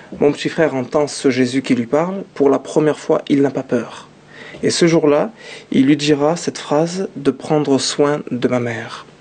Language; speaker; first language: French; early bilingual, other home language; Arabic